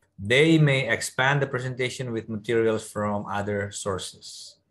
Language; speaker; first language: English; non-native, fluent; Indonesian